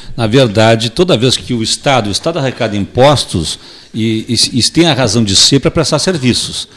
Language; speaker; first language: Portuguese; native; Portuguese